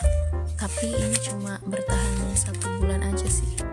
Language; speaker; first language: Indonesian; native; Indonesian